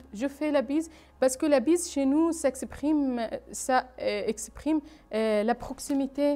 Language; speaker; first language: French; non-native, fluent; Arabic